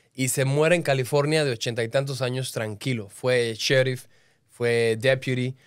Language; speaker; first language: Spanish; native; Spanish